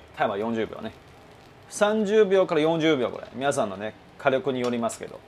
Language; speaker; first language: Japanese; non-native, fluent; Chinese